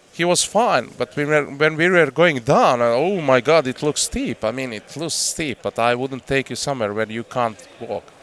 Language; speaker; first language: English; non-native, fluent; Croatian